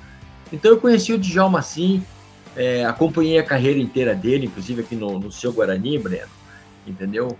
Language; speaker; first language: Portuguese; native; Portuguese